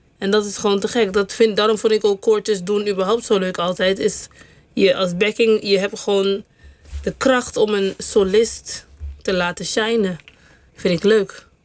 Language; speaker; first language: Dutch; non-native, local second language; English